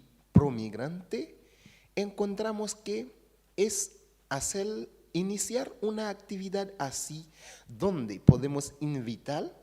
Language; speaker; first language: Spanish; non-native, fluent; Haitian Creole